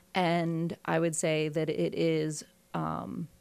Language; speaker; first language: English; native; English